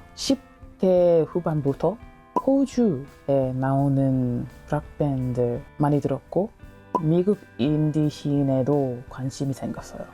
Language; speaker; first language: Korean; non-native, learner; English